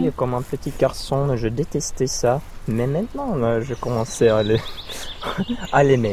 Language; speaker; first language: French; non-native, fluent; Finnish